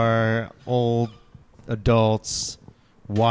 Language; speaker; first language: English; non-native, fluent; French